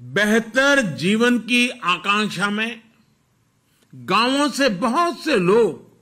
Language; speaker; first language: Hindi; non-native, local second language; Gujarati